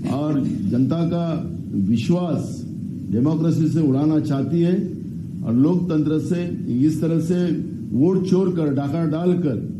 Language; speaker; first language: Hindi; non-native, local second language; Marathi